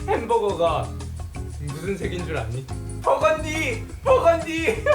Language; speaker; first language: Korean; native; Korean